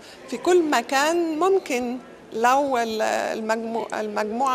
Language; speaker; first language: Arabic; non-native, fluent; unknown